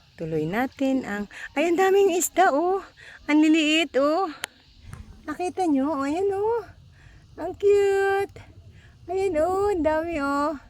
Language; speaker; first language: Filipino; non-native, local second language; Bikol